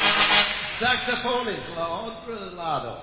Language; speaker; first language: Spanish; non-native, learner; English